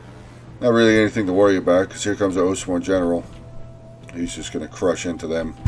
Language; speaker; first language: English; native; English